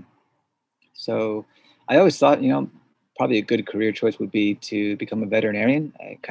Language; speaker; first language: English; early bilingual, other home language; Korean